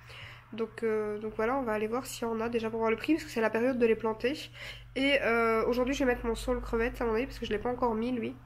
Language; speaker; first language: French; native; French